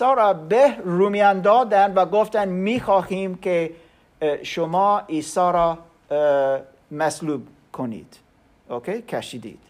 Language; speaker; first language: Persian; non-native, learner; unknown